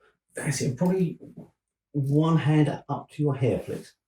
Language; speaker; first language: English; native; English